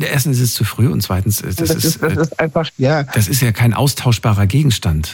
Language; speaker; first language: German; native; German